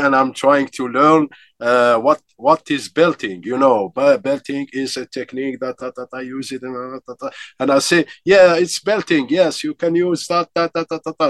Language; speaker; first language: English; non-native, fluent; Arabic